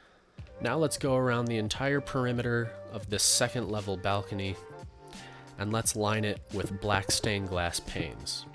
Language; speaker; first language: English; native; English